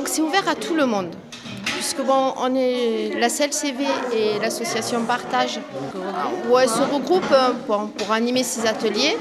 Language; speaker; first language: French; native; French